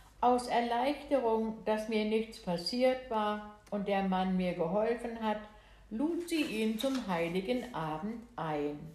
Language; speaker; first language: German; native; German